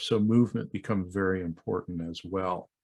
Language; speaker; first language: English; native; English